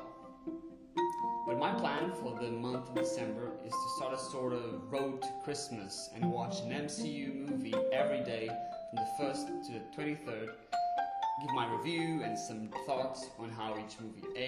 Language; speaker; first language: English; non-native, fluent; Portuguese